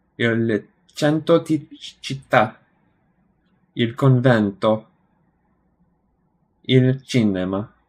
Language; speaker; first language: Italian; non-native, learner; English